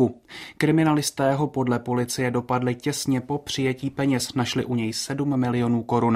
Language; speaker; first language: Czech; native; Czech